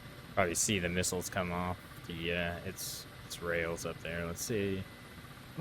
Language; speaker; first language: English; native; English